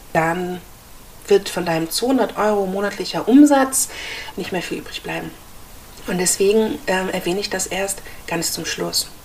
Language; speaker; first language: German; native; German